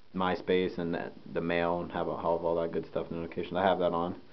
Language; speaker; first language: English; native; English